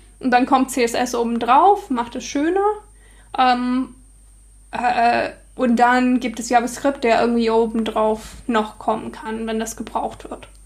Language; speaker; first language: German; non-native, fluent; English